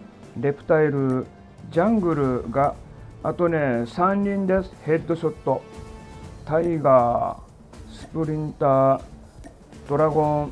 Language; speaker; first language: Japanese; native; Japanese